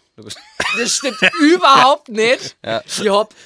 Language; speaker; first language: German; non-native, local second language; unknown